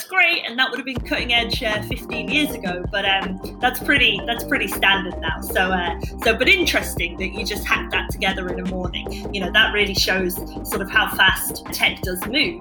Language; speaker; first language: English; native; English